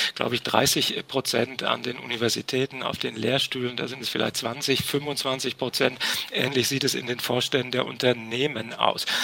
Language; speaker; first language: German; native; German